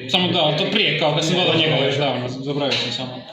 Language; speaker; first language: Bosnian; native; Bosnian